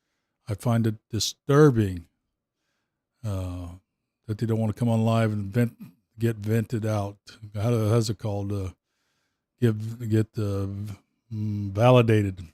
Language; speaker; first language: English; native; English